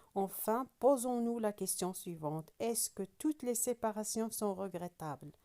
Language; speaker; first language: French; non-native, local second language; Arabic